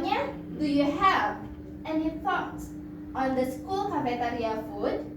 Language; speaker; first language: English; non-native, fluent; Indonesian